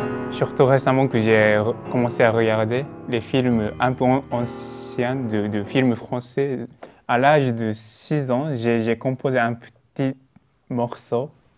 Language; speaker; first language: French; non-native, fluent; Japanese